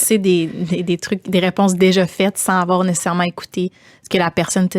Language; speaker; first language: French; native; French